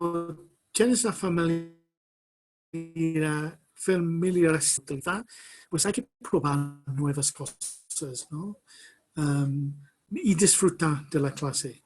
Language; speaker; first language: Spanish; non-native, fluent; English